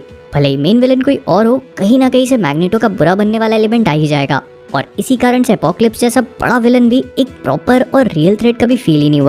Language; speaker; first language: Hindi; native; Hindi